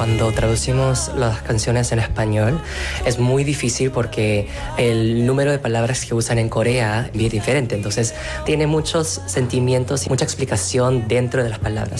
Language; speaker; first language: Spanish; non-native, learner; Korean